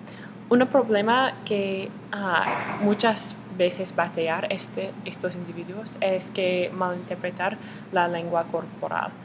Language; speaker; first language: Spanish; non-native, learner; English